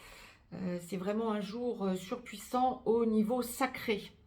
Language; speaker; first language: French; native; French